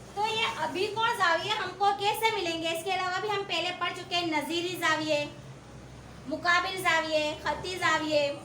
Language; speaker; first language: Urdu; native; Urdu